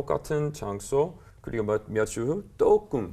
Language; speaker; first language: Korean; non-native, learner; English